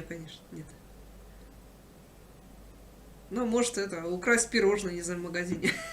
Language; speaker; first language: Russian; native; Russian